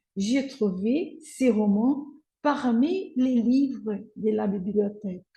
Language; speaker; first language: French; non-native, fluent; Portuguese